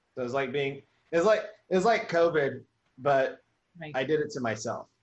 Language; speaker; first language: English; native; English